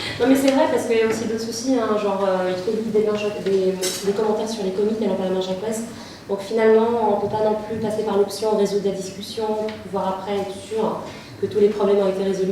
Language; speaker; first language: French; native; French